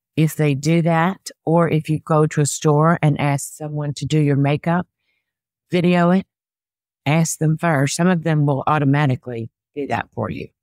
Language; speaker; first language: English; native; English